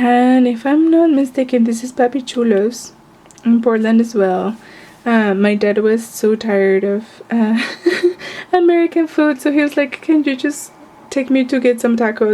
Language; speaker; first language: English; non-native, fluent; Spanish